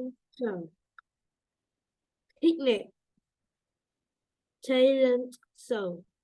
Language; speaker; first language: English; non-native, learner; Vietnamese